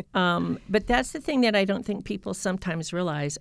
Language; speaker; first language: English; native; English